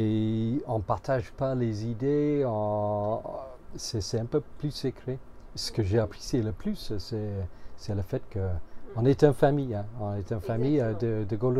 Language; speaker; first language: French; non-native, fluent; English